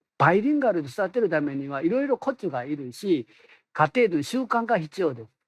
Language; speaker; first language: Japanese; non-native, fluent; Korean